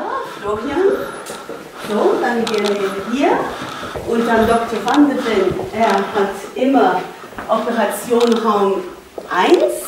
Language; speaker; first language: German; non-native, learner; Dutch